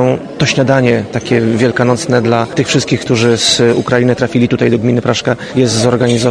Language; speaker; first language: Polish; native; Polish